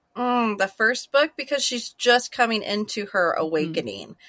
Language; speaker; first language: English; native; English